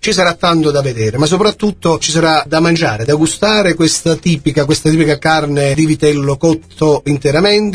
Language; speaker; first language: Italian; native; Italian